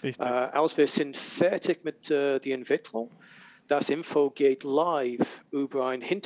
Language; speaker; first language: German; non-native, learner; English